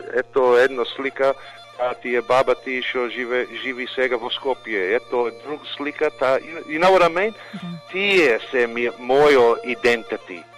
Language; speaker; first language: Macedonian; early bilingual, heritage; Macedonian